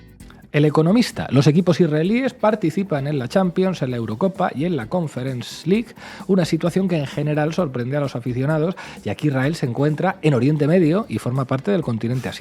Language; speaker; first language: Spanish; native; Spanish